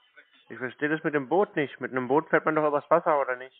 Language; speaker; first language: German; native; German